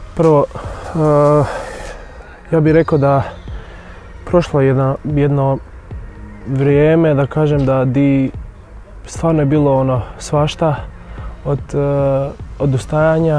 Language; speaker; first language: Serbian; non-native, fluent; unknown